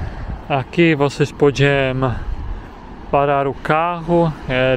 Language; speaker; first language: Portuguese; non-native, fluent; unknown